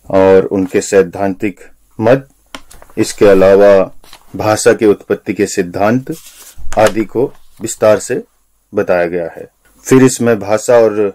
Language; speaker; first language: Hindi; non-native, local second language; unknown